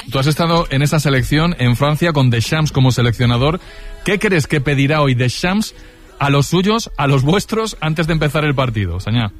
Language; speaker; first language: Spanish; native; Spanish